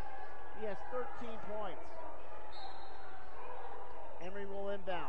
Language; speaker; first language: English; native; English